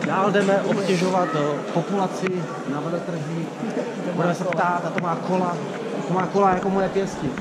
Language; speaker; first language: Czech; native; Czech